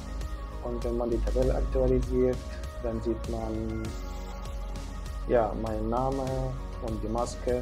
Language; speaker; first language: German; non-native, fluent; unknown